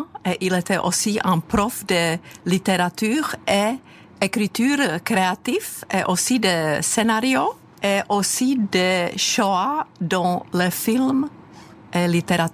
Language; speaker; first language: French; non-native, fluent; Czech